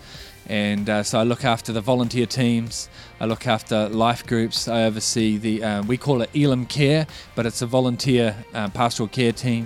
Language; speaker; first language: English; native; English